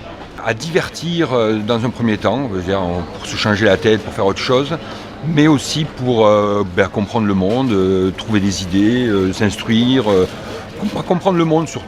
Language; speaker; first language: French; native; French